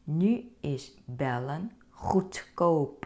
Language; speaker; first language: Dutch; non-native, fluent; Thai